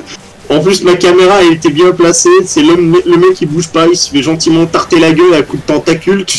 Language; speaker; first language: French; native; French